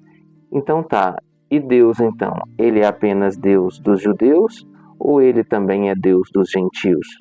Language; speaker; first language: Portuguese; native; Portuguese